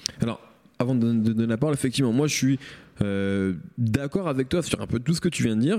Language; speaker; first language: French; native; French